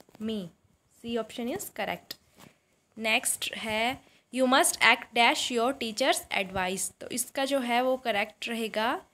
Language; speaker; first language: Hindi; native; Hindi